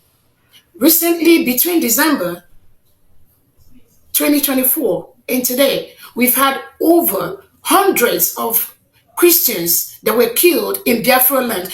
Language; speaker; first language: English; non-native, local second language; Igbo